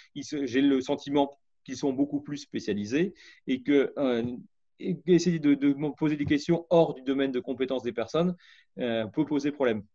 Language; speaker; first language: French; native; French